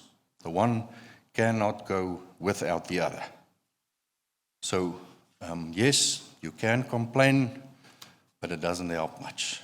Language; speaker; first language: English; non-native, local second language; Afrikaans